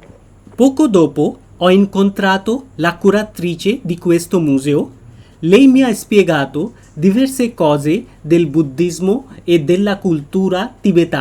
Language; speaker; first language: Italian; non-native, fluent; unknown